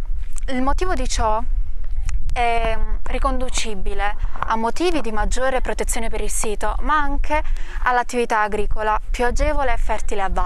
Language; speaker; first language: Italian; native; Italian